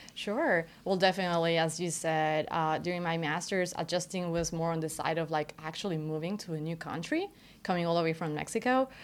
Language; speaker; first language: English; non-native, fluent; Spanish